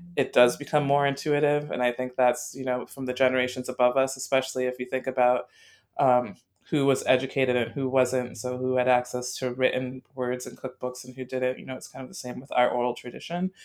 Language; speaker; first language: English; native; English